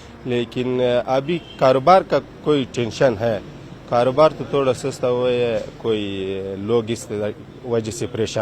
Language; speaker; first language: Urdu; non-native, learner; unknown